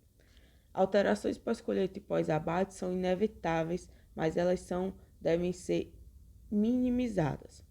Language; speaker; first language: Portuguese; native; Portuguese